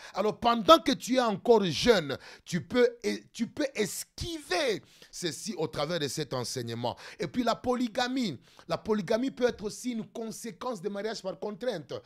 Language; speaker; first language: French; non-native, local second language; Lingala